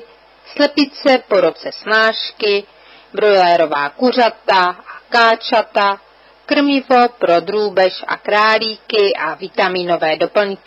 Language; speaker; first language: Czech; native; Czech